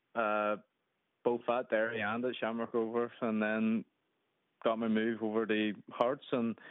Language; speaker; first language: English; native; English